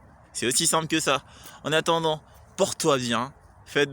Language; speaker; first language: French; native; French